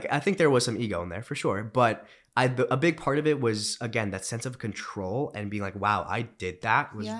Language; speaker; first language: English; early bilingual, other home language; Romanian